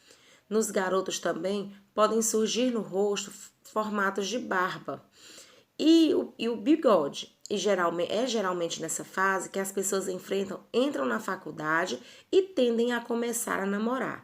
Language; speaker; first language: Portuguese; native; Portuguese